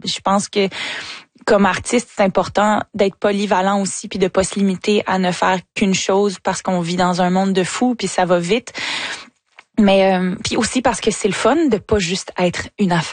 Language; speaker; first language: French; native; French